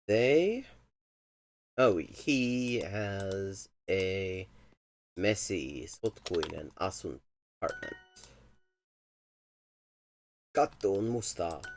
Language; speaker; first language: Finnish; non-native, learner; English